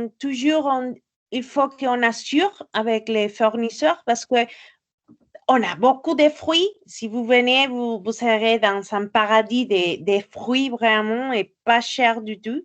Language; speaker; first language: French; non-native, fluent; Spanish